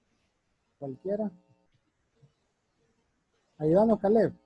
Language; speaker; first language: Spanish; native; Spanish